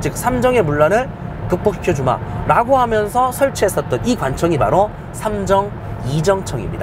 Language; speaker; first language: Korean; native; Korean